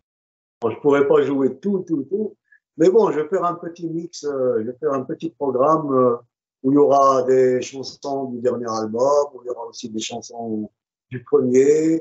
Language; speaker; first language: French; non-native, local second language; Arabic